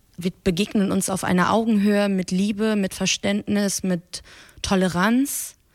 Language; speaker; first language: German; early bilingual, other home language; Persian